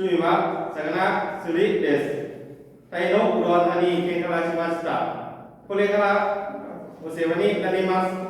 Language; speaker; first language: Japanese; non-native, learner; Thai